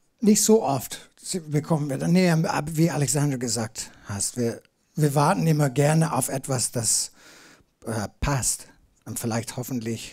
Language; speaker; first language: German; non-native, learner; English